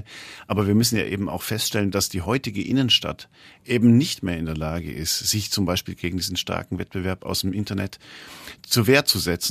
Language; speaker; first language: German; native; German